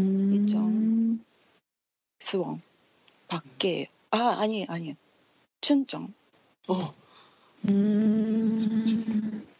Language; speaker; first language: Korean; non-native, learner; Japanese